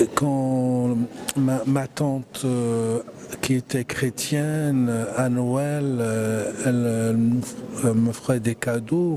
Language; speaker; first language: French; non-native, local second language; Arabic